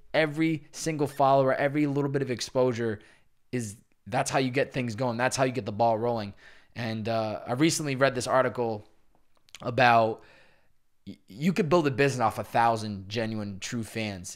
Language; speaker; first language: English; native; English